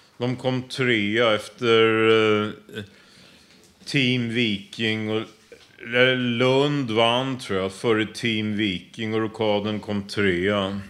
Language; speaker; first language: Swedish; native; Swedish